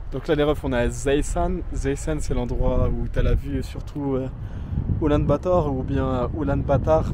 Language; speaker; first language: French; native; French